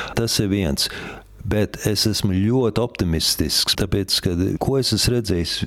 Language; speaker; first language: Latvian; early bilingual, heritage; Latvian